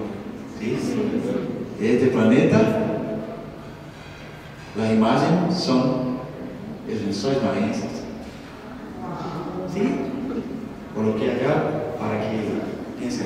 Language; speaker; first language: Spanish; non-native, learner; Portuguese